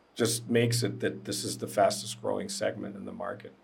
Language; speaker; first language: English; non-native, fluent; German